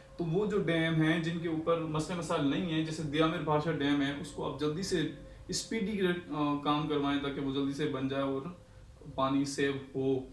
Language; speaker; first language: Urdu; non-native, local second language; Sindhi